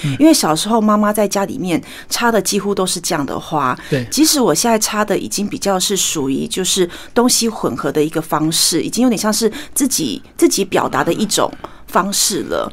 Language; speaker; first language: Chinese; native; Chinese